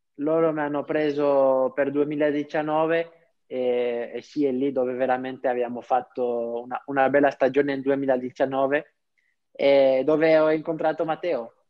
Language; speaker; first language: Italian; non-native, fluent; French